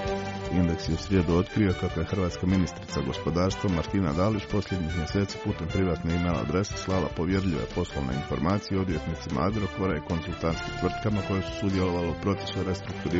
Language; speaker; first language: Croatian; native; Croatian